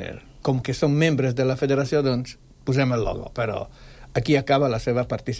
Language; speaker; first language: Catalan; non-native, fluent; Polish